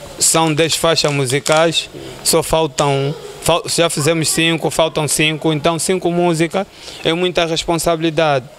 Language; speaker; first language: Portuguese; native; Portuguese